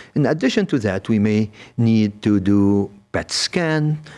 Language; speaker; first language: English; non-native, fluent; Arabic